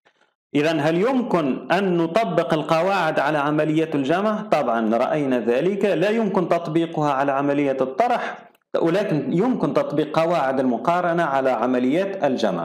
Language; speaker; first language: Arabic; native; Arabic